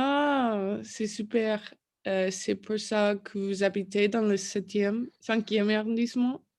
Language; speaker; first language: French; non-native, learner; English